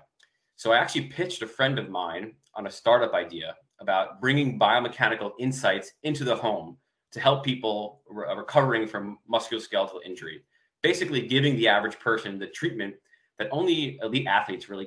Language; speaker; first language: English; native; English